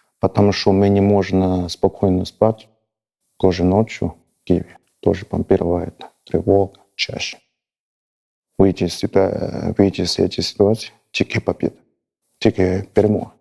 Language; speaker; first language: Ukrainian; non-native, learner; Chinese